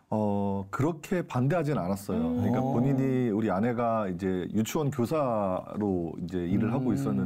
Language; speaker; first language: Korean; native; Korean